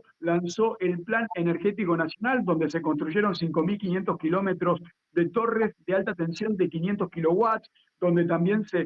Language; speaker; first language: Spanish; native; Spanish